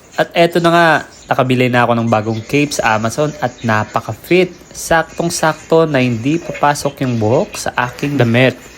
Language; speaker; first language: Filipino; non-native, local second language; Hiligaynon